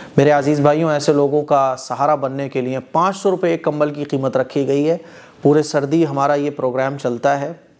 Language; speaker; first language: Hindi; native; Hindi